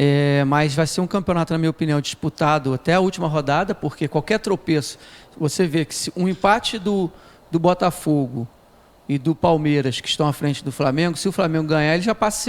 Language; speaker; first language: Portuguese; native; Portuguese